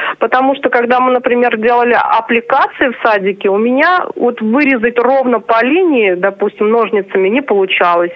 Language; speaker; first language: Russian; non-native, local second language; Chuvash